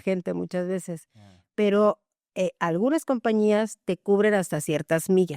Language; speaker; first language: Spanish; native; Spanish